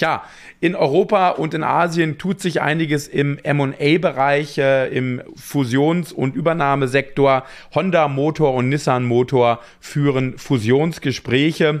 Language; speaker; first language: German; native; German